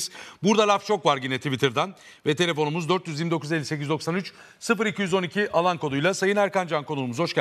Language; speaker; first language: Turkish; native; Turkish